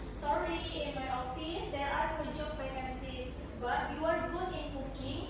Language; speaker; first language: English; non-native, learner; Indonesian